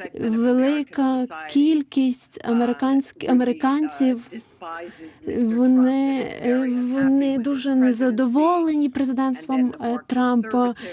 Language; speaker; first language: Ukrainian; non-native, fluent; English